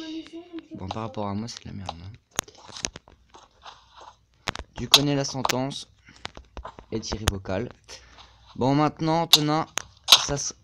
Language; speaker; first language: French; native; French